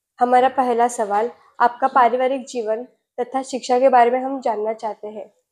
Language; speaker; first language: Hindi; non-native, local second language; Marathi